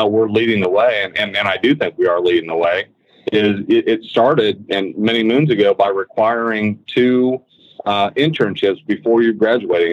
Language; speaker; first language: English; native; English